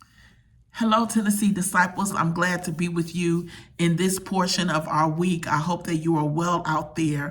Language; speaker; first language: English; native; English